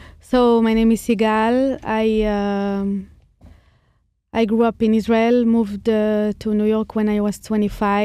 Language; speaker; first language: English; non-native, fluent; Hebrew